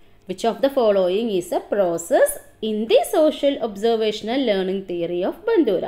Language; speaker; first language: English; non-native, local second language; Malayalam